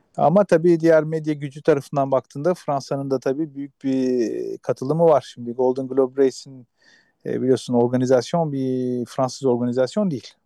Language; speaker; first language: Turkish; native; Turkish